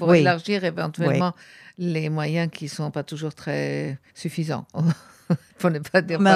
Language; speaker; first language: French; native; French